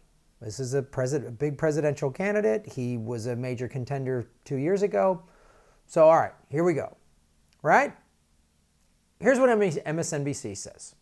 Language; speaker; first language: English; native; English